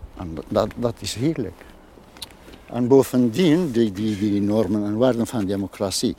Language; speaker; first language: Dutch; non-native, fluent; Kurdish